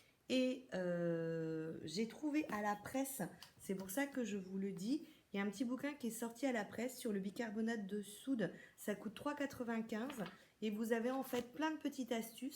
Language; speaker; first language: French; native; French